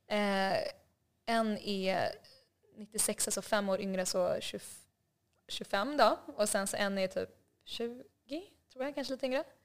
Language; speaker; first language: Swedish; native; Swedish